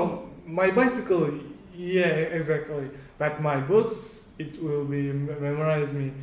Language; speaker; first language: English; non-native, learner; Kazakh